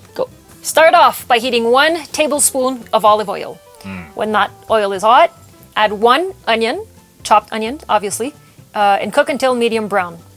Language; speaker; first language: English; non-native, local second language; French